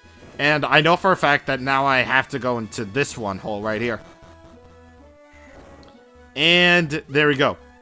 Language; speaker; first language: English; native; English